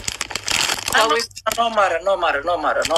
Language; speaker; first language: English; non-native, learner; Somali